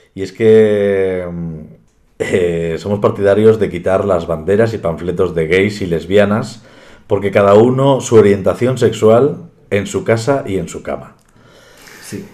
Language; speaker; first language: Spanish; native; Spanish